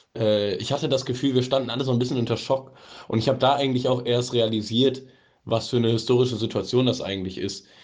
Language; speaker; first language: German; native; German